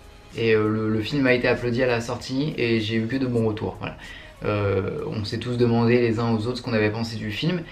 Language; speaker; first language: French; native; French